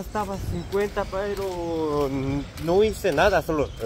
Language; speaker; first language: Spanish; non-native, learner; Korean